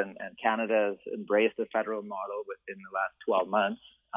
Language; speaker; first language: English; native; English